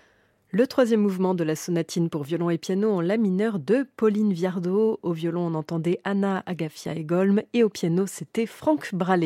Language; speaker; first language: French; native; French